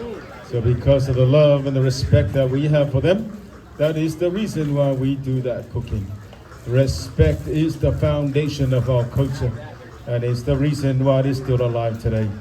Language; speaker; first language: English; non-native, local second language; Samoan